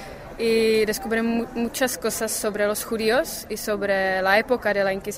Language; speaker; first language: Spanish; non-native, learner; Czech